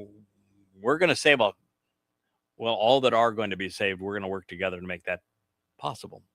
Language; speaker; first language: English; native; English